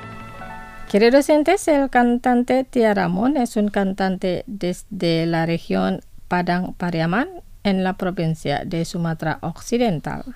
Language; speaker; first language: Spanish; non-native, fluent; Indonesian